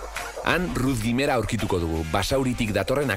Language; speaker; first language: Basque; native; Basque